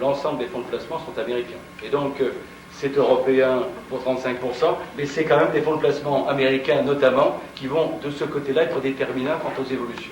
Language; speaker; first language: French; native; French